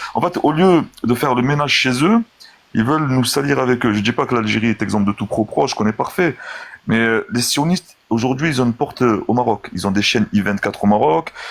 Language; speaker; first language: French; early bilingual, other home language; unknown